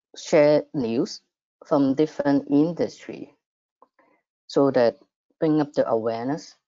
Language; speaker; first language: English; non-native, fluent; Cantonese